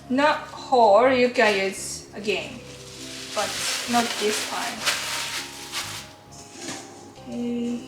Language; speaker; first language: English; non-native, learner; Japanese